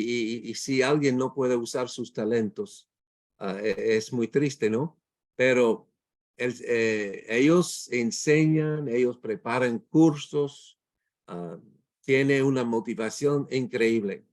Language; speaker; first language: Spanish; non-native, fluent; English